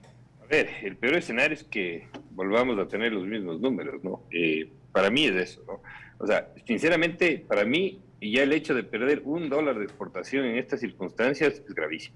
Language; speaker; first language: Spanish; native; Spanish